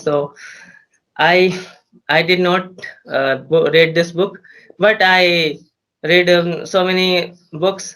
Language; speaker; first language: English; non-native, learner; Hindi